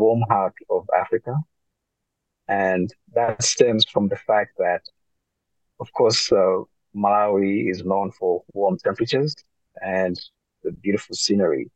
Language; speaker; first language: English; non-native, local second language; Tumbuka